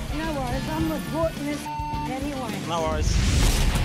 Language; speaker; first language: English; native; English